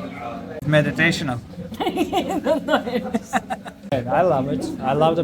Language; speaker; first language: English; non-native, learner; Turkish